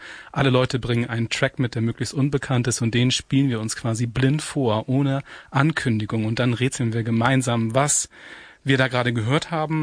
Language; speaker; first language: German; native; German